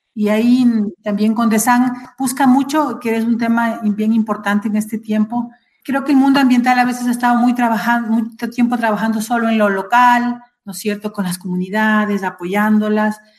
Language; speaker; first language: Spanish; native; Spanish